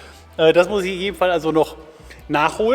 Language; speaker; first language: German; native; German